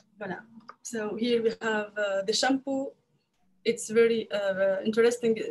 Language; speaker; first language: English; non-native, learner; French